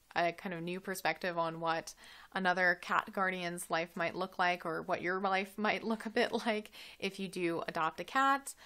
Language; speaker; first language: English; native; English